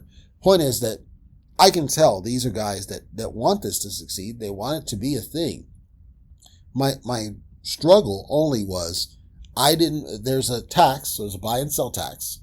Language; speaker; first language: English; native; English